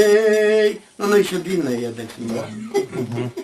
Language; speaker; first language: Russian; non-native, local second language; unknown